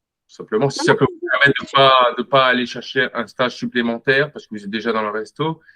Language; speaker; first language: French; native; French